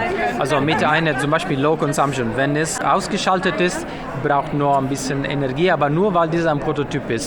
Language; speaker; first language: German; non-native, fluent; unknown